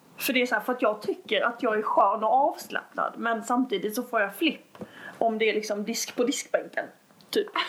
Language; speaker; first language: Swedish; native; Swedish